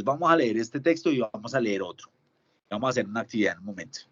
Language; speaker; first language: Spanish; native; Spanish